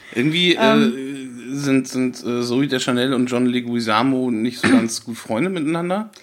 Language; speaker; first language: German; native; German